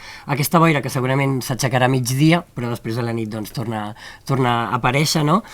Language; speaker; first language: Catalan; native; Catalan